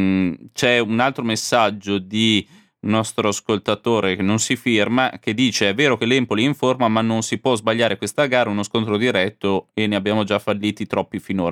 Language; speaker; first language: Italian; native; Italian